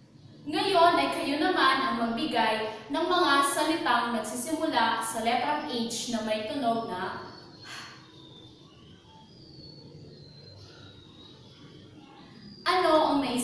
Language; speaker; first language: Filipino; native; Filipino